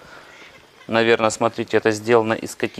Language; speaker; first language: Russian; native; Russian